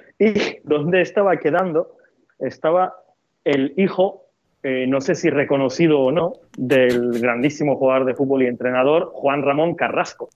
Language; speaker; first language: Spanish; non-native, fluent; Turkish